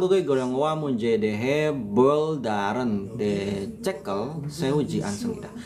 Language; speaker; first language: Korean; non-native, fluent; Indonesian